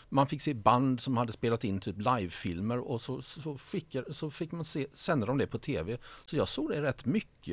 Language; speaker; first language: Swedish; native; Swedish